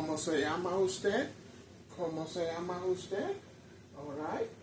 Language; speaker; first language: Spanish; non-native, learner; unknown